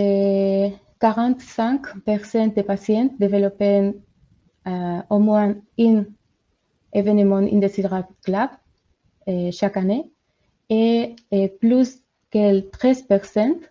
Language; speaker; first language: French; non-native, learner; Spanish